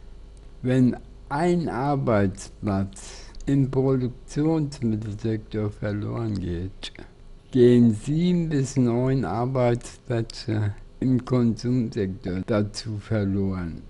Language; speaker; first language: German; native; German